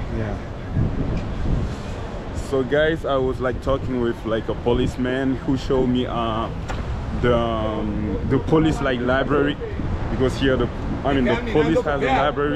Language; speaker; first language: English; non-native, fluent; French